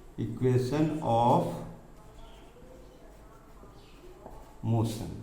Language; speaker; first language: English; non-native, local second language; Hindi